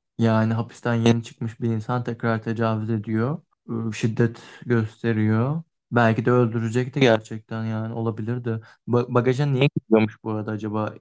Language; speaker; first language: Turkish; native; Turkish